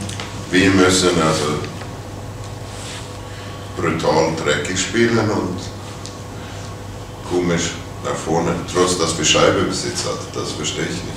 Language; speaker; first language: German; non-native, fluent; Swedish